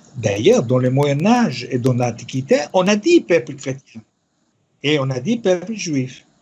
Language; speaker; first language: French; non-native, fluent; Yiddish